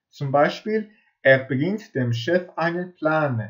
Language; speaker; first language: German; non-native, fluent; Persian